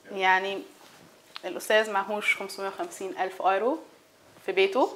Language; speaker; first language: German; non-native, learner; Arabic